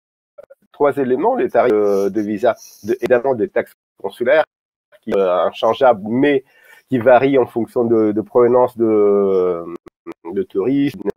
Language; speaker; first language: French; non-native, fluent; Russian